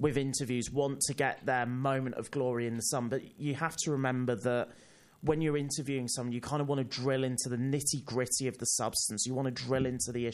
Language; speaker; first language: English; native; English